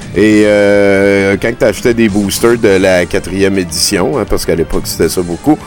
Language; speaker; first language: French; native; French